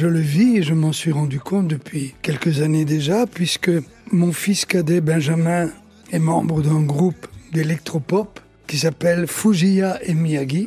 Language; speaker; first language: French; early bilingual, other home language; Italian